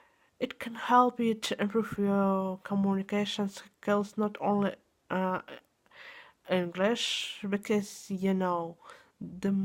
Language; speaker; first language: English; non-native, learner; Russian